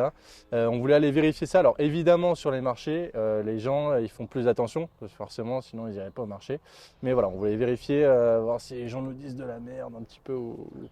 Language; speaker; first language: French; native; French